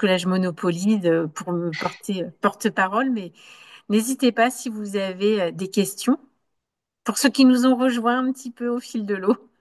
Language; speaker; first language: French; native; French